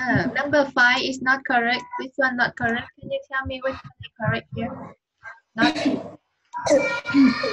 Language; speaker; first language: English; non-native, learner; Vietnamese